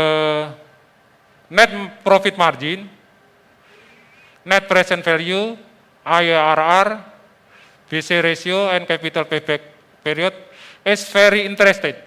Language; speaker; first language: English; non-native, fluent; Indonesian